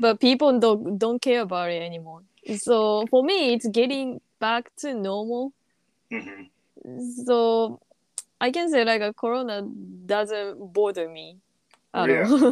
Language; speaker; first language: English; non-native, learner; Japanese